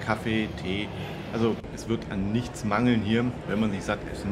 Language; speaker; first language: German; native; German